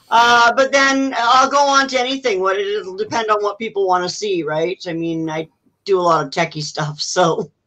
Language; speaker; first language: English; native; English